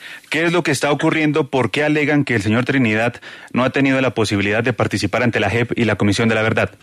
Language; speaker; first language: Spanish; native; Spanish